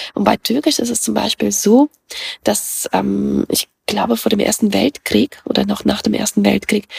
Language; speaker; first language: German; early bilingual, other home language; Russian